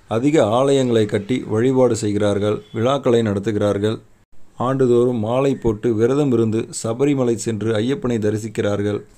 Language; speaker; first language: Tamil; native; Tamil